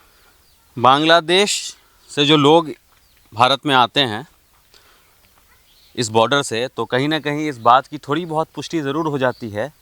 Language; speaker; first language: Hindi; native; Hindi